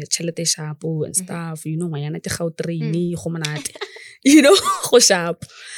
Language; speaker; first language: English; non-native, local second language; Tswana